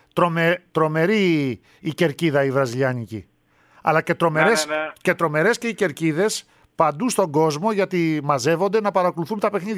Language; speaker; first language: Greek; native; Greek